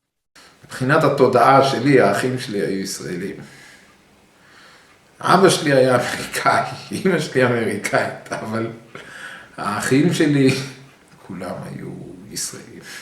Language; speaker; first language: Hebrew; early bilingual, other home language; English